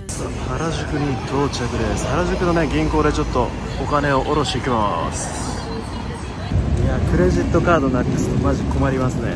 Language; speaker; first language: Japanese; native; Japanese